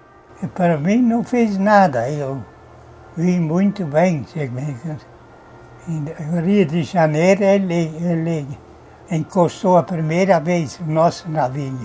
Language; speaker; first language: Portuguese; non-native, fluent; German